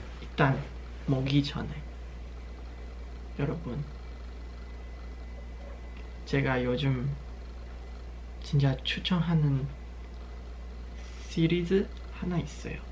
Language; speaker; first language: Korean; non-native, learner; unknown